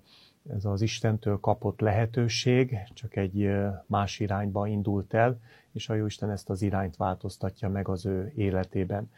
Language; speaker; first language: Hungarian; native; Hungarian